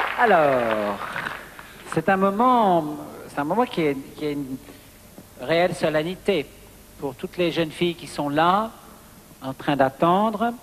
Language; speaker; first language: French; native; French